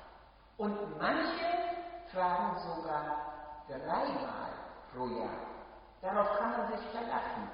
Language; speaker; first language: German; native; German